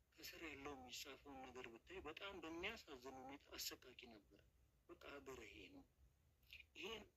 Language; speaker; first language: Amharic; native; Amharic